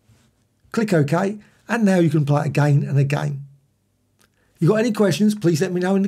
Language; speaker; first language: English; native; English